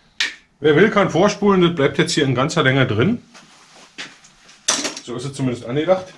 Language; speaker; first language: German; native; German